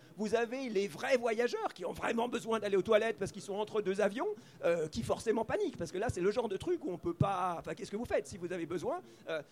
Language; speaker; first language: French; native; French